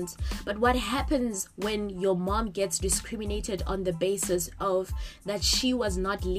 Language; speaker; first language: English; non-native, local second language; Southern Sotho